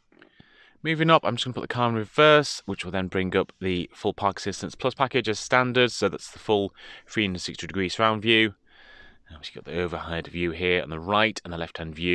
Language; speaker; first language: English; native; English